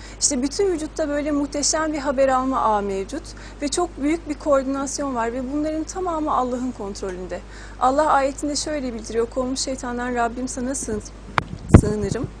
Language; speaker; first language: Turkish; native; Turkish